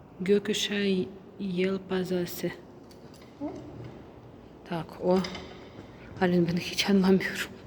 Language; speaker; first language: Turkish; non-native, learner; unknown